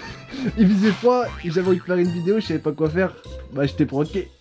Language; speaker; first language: French; native; French